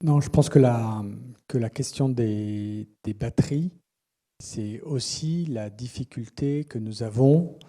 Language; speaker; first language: French; native; French